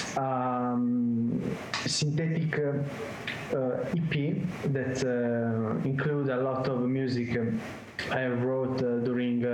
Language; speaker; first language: English; non-native, learner; Italian